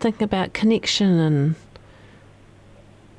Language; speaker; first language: English; native; English